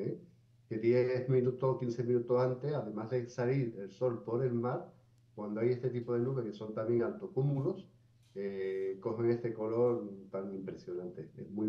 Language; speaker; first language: Spanish; native; Spanish